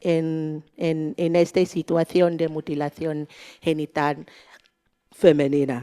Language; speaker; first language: Spanish; non-native, learner; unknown